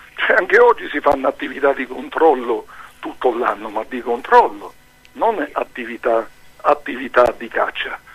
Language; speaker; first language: Italian; native; Italian